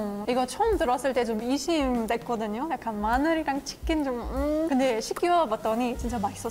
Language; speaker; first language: Korean; non-native, fluent; German